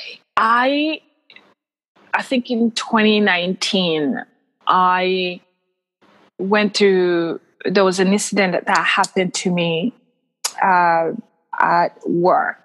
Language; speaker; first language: English; non-native, local second language; Kinyarwanda